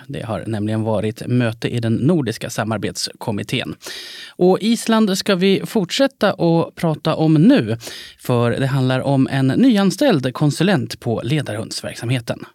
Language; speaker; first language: Swedish; native; Swedish